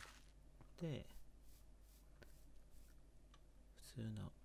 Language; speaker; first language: Japanese; non-native, learner; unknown